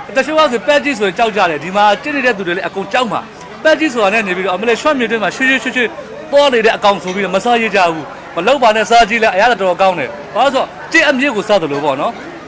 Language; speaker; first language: Burmese; native; Burmese